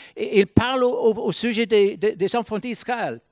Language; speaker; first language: French; non-native, fluent; English